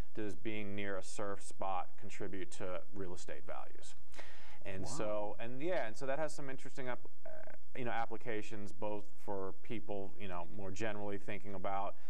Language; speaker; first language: English; native; English